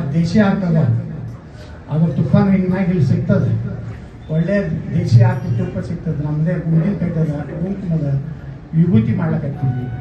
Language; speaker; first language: Kannada; native; Kannada